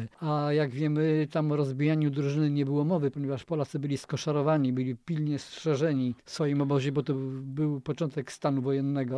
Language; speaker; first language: Polish; native; Polish